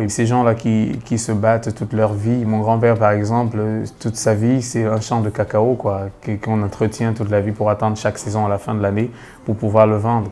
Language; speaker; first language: French; non-native, local second language; Basaa